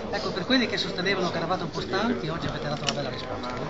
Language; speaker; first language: Italian; native; Italian